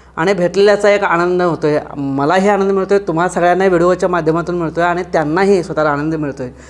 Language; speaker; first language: Marathi; native; Marathi